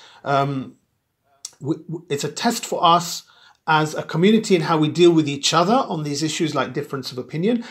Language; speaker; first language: English; native; English